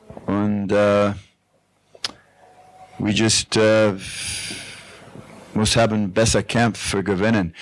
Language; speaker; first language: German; non-native, learner; English